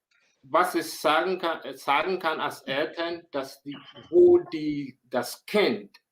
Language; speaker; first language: German; non-native, learner; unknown